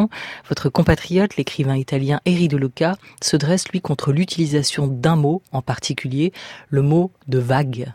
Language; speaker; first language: French; native; French